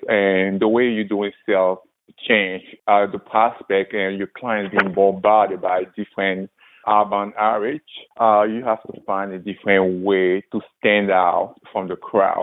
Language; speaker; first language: English; non-native, local second language; French